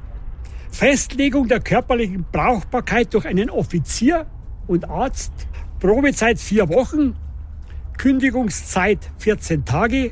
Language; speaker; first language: German; native; German